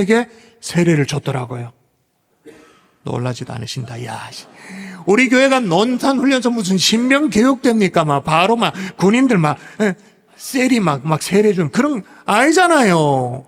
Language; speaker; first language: Korean; native; Korean